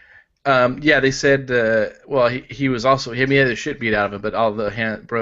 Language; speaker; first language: English; native; English